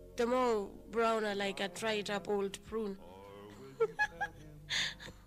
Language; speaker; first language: English; non-native, local second language; Southern Sotho